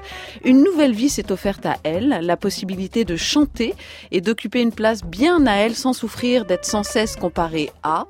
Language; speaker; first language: French; native; French